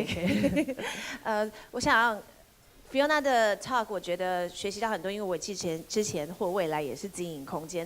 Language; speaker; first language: Chinese; native; Chinese